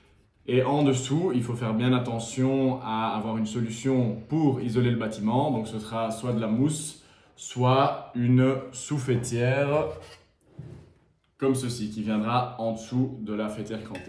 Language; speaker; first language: French; native; French